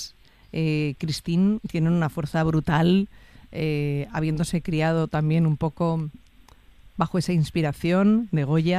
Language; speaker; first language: Spanish; native; Spanish